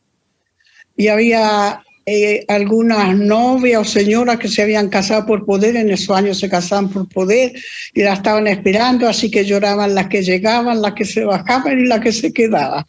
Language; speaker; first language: Spanish; early bilingual, other home language; Italian